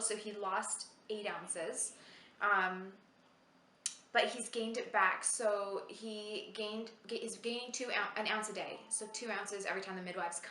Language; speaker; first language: English; native; English